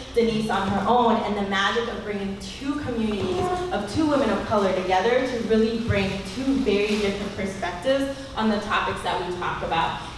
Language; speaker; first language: English; native; English